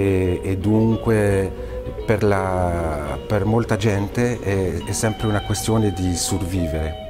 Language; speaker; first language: Italian; non-native, fluent; French